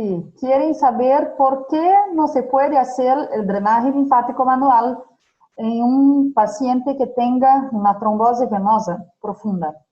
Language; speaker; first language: Spanish; non-native, fluent; Portuguese